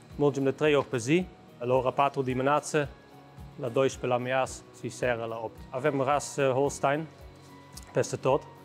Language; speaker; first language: Romanian; non-native, fluent; Dutch